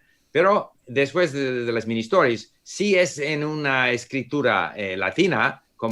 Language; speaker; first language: Spanish; non-native, fluent; English